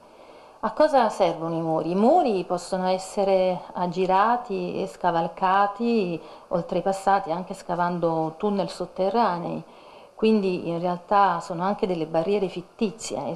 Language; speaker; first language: Italian; native; Italian